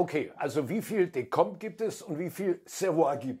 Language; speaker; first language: German; native; German